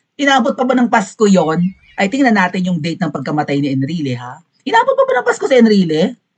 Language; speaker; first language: Filipino; non-native, local second language; Cebuano